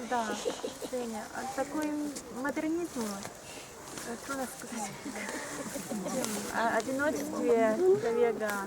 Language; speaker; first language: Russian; non-native, learner; Chinese